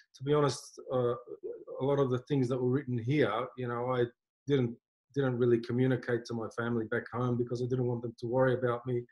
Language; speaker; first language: English; native; English